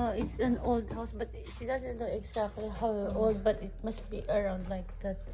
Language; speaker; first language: English; non-native, learner; Japanese